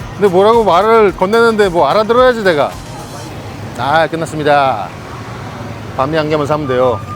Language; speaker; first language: Korean; native; Korean